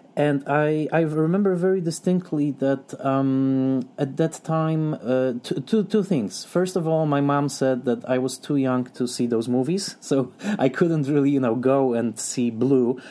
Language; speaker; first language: English; non-native, fluent; Polish